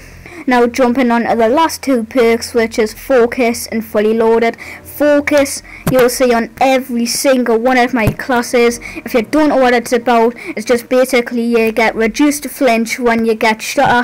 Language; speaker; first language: English; native; English